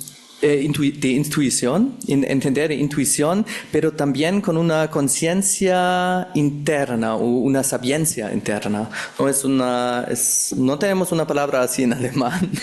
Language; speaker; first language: Spanish; non-native, fluent; German